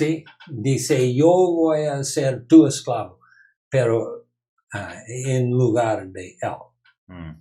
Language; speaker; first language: Spanish; non-native, learner; English